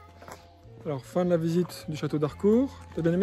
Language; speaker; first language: French; native; French